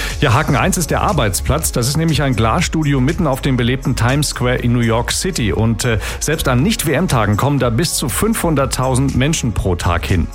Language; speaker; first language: German; native; German